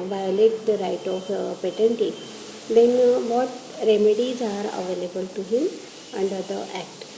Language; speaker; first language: English; non-native, local second language; Gujarati